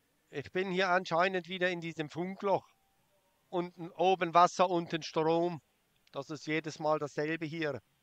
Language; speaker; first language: German; native; German